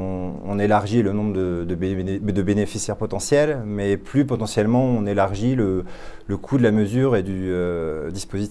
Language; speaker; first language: French; native; French